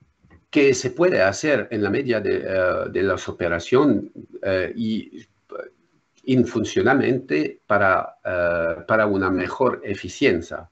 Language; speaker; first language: Spanish; non-native, learner; French